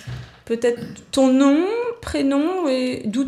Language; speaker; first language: French; native; French